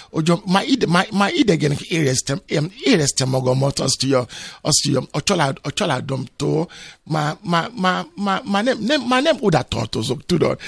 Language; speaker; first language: Hungarian; non-native, fluent; Yoruba